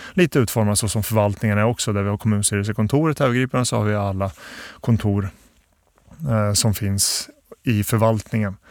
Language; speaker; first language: Swedish; early bilingual, other home language; Bosnian